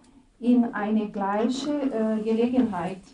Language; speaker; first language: German; non-native, fluent; Portuguese